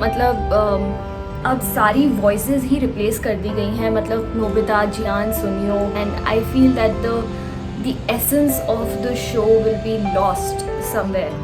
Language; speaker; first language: Hindi; native; Hindi